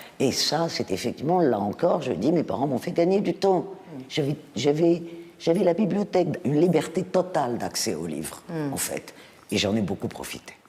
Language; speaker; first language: French; native; French